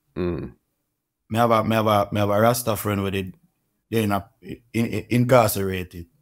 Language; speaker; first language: English; non-native, local second language; Jamaican Creole English